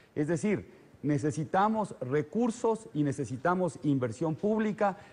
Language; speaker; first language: Spanish; native; Spanish